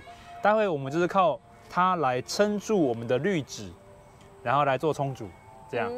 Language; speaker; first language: Chinese; native; Chinese